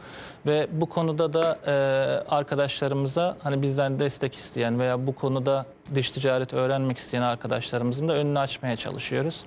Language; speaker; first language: Turkish; native; Turkish